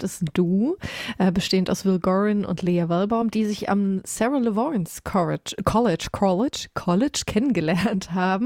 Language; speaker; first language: German; native; German